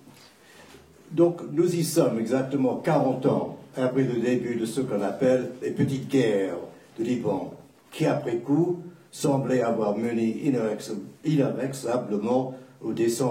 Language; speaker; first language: French; non-native, fluent; English